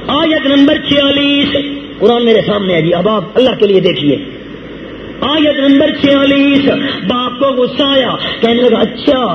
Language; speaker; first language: Urdu; non-native, local second language; Punjabi